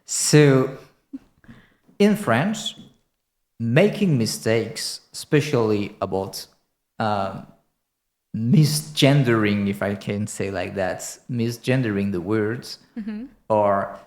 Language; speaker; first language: English; non-native, fluent; French